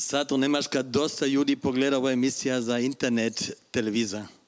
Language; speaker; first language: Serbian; non-native, learner; German